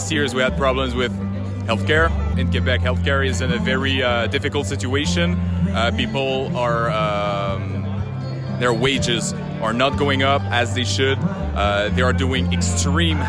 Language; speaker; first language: English; non-native, fluent; French